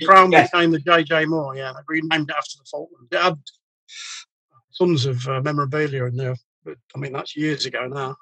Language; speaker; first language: English; native; English